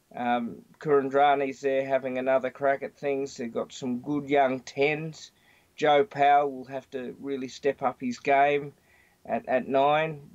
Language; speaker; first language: English; native; English